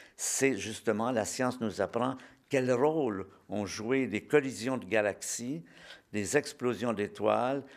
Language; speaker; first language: French; native; French